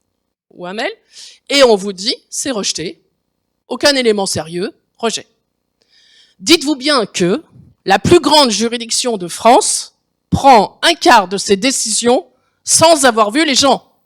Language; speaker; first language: French; native; French